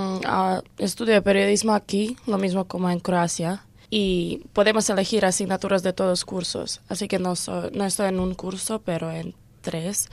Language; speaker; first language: Spanish; non-native, learner; Croatian